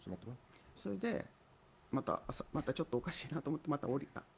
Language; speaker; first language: Japanese; native; Japanese